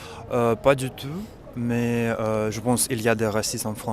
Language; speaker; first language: French; non-native, fluent; Russian